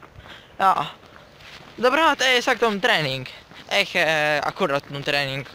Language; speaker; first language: Norwegian; non-native, learner; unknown